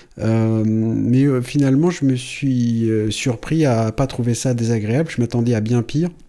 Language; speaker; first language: French; native; French